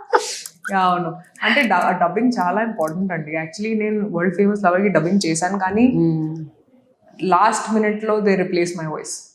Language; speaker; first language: Telugu; non-native, local second language; Hindi